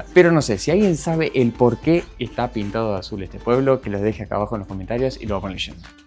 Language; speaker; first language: Spanish; native; Spanish